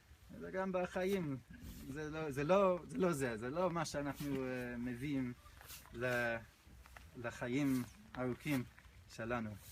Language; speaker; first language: Hebrew; non-native, fluent; English